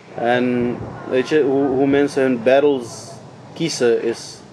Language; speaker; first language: Dutch; early bilingual, other home language; Arabic